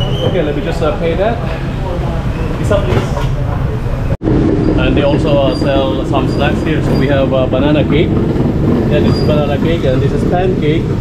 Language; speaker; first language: English; non-native, local second language; Filipino